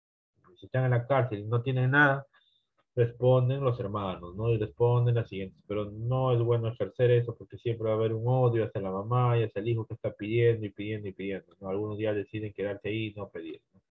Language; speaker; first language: Spanish; native; Spanish